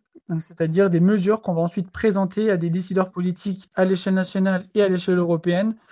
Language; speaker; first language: French; native; French